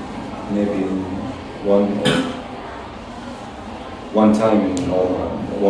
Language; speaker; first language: English; non-native, learner; Arabic